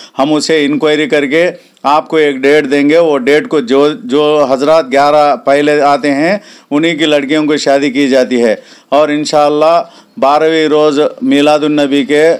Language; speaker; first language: Hindi; non-native, local second language; Urdu